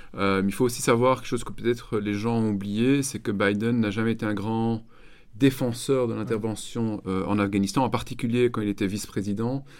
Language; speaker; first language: French; native; French